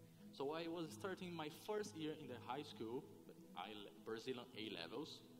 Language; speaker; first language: English; non-native, fluent; Portuguese